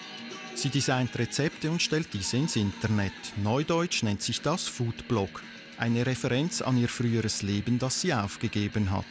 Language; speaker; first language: German; native; German